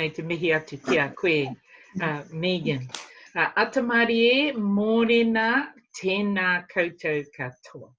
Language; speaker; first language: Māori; non-native, fluent; English